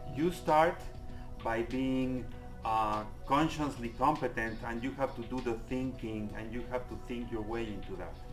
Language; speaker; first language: English; non-native, fluent; Spanish